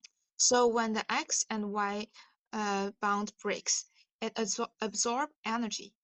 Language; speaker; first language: English; non-native, fluent; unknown